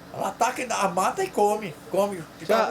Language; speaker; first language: Portuguese; native; Portuguese